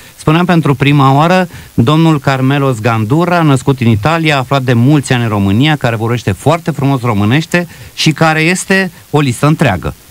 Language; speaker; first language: Romanian; native; Romanian